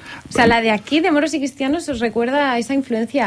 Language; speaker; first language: Portuguese; non-native, learner; Catalan